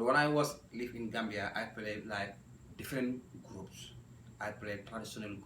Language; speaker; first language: English; non-native, learner; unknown